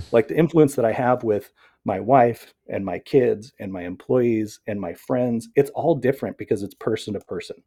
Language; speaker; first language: English; native; English